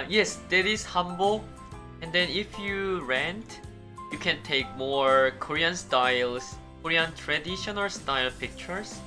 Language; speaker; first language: English; non-native, learner; Korean